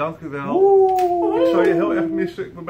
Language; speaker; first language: Dutch; native; Dutch